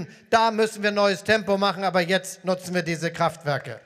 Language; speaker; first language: German; native; German